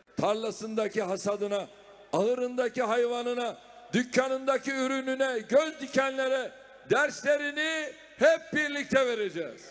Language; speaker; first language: Turkish; native; Turkish